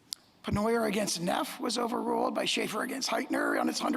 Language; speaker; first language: English; native; English